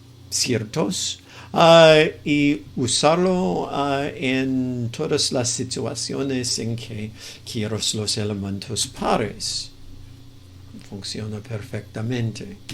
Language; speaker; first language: Spanish; non-native, fluent; English